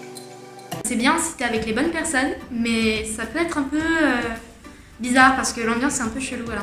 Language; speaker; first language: French; native; French